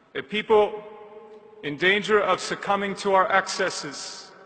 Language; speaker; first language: English; native; English